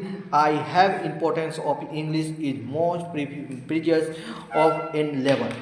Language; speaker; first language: English; non-native, learner; Hindi